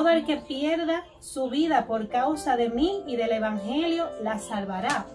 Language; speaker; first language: Spanish; native; Spanish